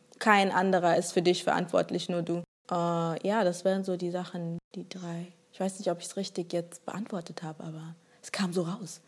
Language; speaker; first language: German; early bilingual, other home language; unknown